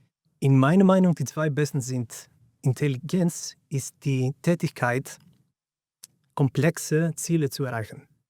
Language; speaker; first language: German; non-native, fluent; Greek